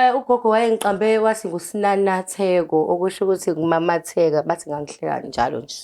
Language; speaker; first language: Zulu; native; Zulu